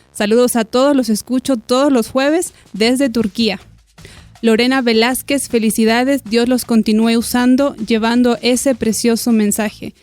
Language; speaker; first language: Spanish; native; Spanish